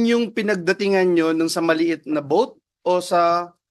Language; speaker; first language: Filipino; native; Filipino